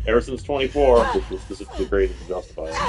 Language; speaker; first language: English; native; English